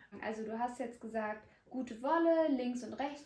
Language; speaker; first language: German; native; German